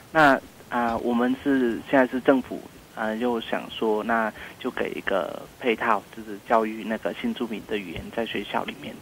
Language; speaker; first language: Chinese; non-native, fluent; Vietnamese